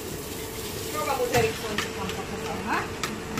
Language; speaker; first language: Italian; non-native, learner; Russian